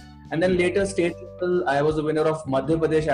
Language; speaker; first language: English; non-native, local second language; Bangla